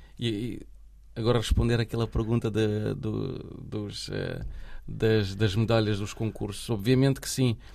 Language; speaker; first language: Portuguese; non-native, fluent; Romanian